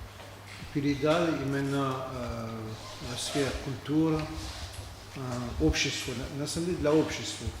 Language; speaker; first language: Russian; non-native, learner; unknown